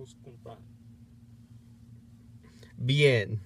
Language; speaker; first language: Spanish; non-native, learner; English